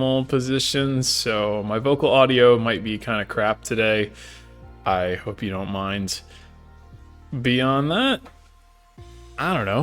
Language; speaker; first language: English; native; English